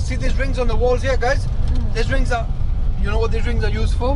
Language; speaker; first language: English; non-native, local second language; Spanish